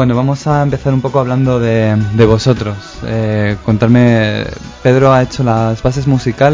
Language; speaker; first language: Spanish; native; Spanish